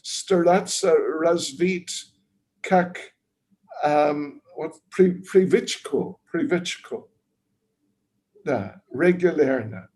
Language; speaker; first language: Russian; non-native, learner; English